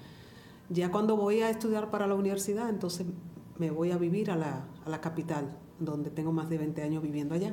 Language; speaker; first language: Spanish; native; Spanish